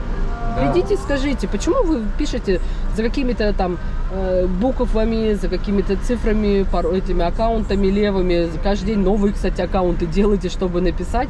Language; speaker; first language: Russian; native; Russian